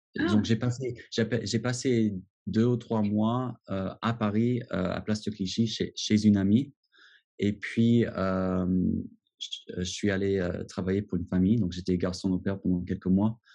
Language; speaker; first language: French; non-native, fluent; English